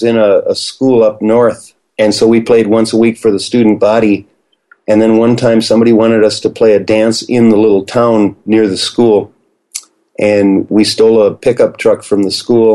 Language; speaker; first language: English; native; English